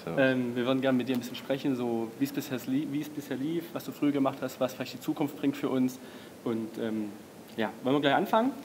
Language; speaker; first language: German; native; German